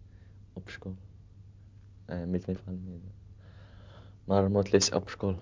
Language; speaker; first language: Dutch; non-native, learner; Arabic